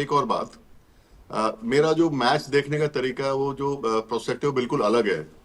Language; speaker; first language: Hindi; native; Hindi